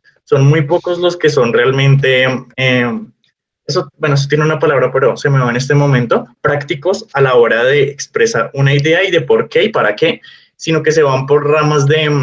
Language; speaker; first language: Spanish; native; Spanish